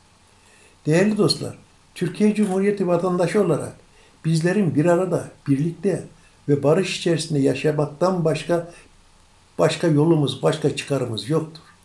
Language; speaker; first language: Turkish; native; Turkish